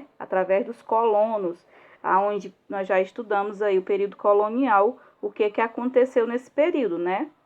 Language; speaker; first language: Portuguese; native; Portuguese